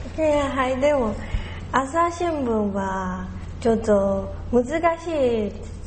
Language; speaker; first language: Japanese; non-native, learner; Chinese